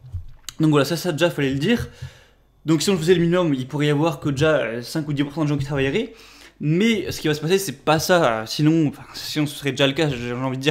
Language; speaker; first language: French; native; French